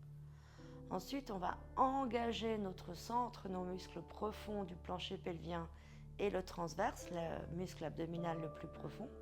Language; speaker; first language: French; native; French